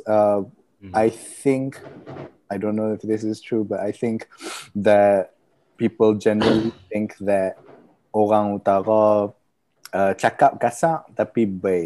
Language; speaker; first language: English; non-native, local second language; Malay